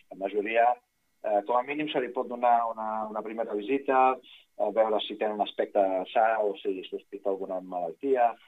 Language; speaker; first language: Catalan; non-native, fluent; Italian